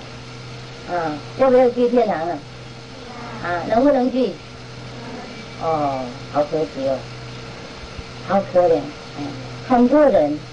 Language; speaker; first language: Chinese; non-native, fluent; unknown